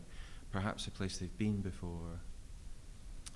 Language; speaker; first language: English; native; English